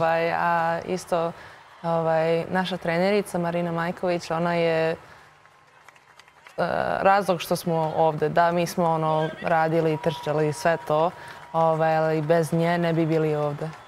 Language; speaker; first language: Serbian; early bilingual, heritage; Serbian